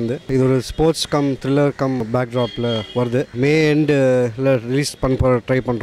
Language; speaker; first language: Tamil; non-native, learner; Telugu